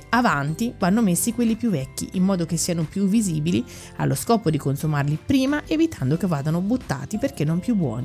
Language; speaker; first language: Italian; native; Italian